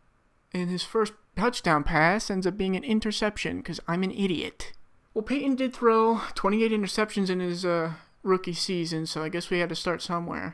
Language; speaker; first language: English; native; English